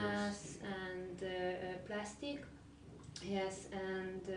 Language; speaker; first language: English; non-native, learner; Hungarian